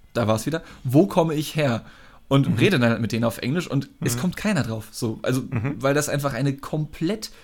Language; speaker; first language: German; native; German